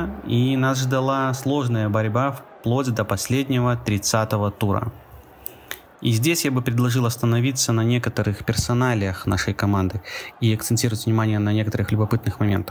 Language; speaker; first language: Russian; native; Russian